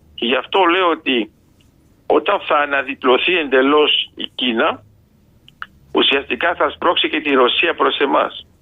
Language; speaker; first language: Greek; early bilingual, heritage; Greek